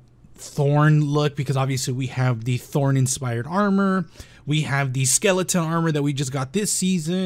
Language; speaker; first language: English; native; English